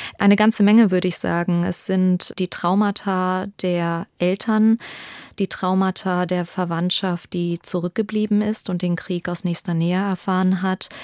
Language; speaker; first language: German; early bilingual, other home language; Albanian